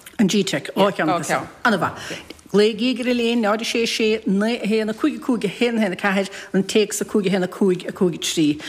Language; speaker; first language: Irish; native; Irish